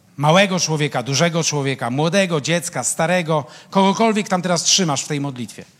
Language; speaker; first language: Polish; native; Polish